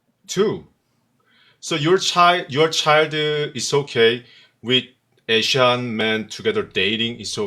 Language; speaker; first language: English; non-native, learner; Korean